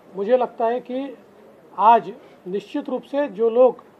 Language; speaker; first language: Hindi; non-native, local second language; Marathi